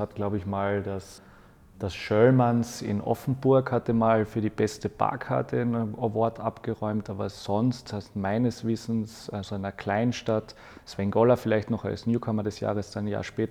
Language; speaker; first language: German; native; German